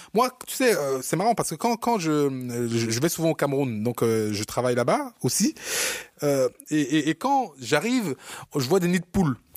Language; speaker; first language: French; early bilingual, other home language; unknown